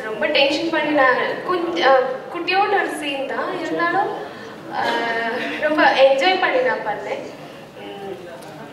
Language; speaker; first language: Tamil; non-native, fluent; Malayalam